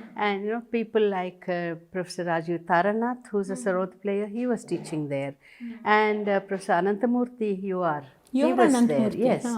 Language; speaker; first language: English; non-native, local second language; Tamil